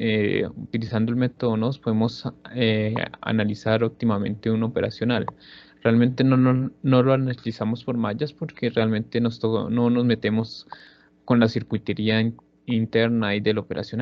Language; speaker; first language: Spanish; native; Spanish